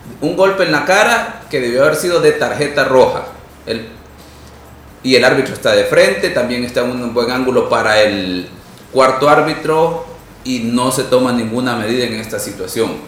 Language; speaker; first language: Spanish; native; Spanish